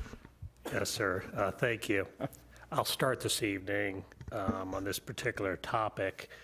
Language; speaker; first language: English; native; English